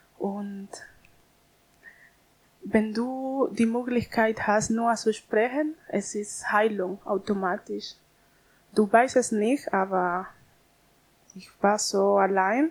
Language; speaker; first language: German; non-native, learner; Spanish